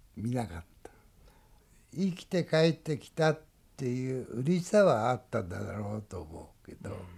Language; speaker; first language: Japanese; native; Japanese